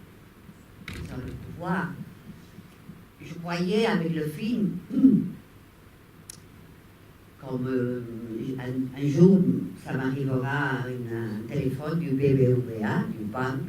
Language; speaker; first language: French; non-native, fluent; Spanish